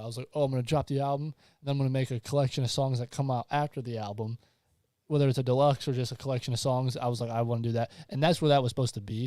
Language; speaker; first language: English; native; English